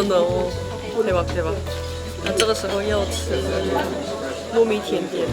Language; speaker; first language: Chinese; non-native, fluent; Korean